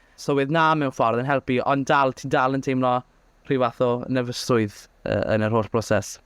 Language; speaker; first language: Welsh; native; Welsh